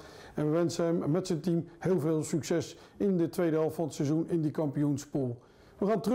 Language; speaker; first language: Dutch; native; Dutch